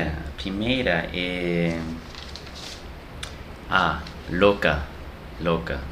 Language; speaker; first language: Portuguese; non-native, learner; French